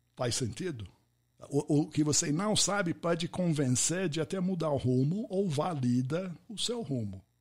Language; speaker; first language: Portuguese; non-native, fluent; English